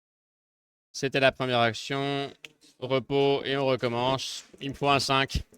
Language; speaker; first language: French; native; French